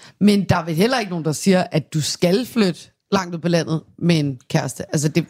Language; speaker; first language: Danish; native; Danish